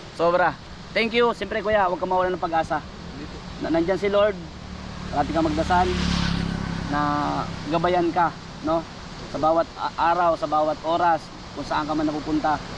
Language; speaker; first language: Filipino; native; Filipino